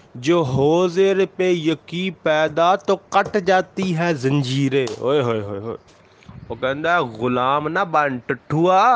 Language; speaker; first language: Urdu; non-native, local second language; Punjabi